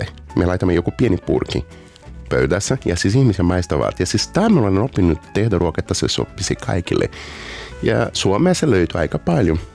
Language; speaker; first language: Finnish; non-native, fluent; Portuguese